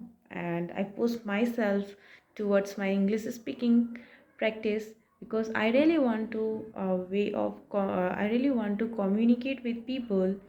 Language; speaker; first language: English; non-native, learner; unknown